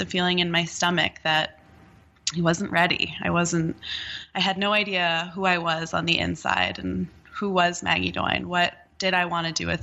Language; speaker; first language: English; native; English